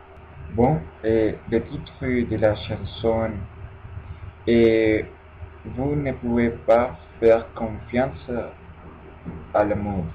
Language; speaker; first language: French; non-native, learner; Spanish